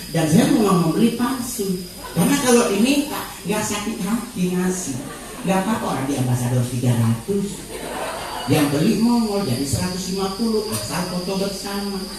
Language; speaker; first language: Indonesian; native; Indonesian